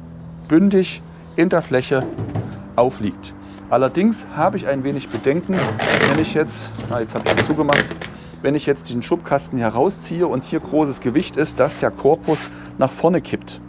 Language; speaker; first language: German; native; German